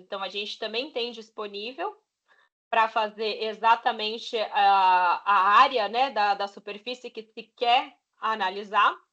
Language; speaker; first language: Portuguese; native; Portuguese